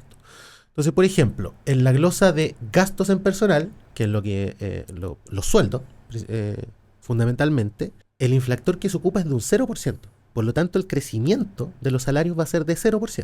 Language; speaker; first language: Spanish; native; Spanish